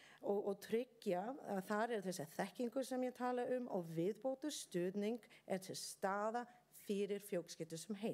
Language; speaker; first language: Icelandic; non-native, learner; English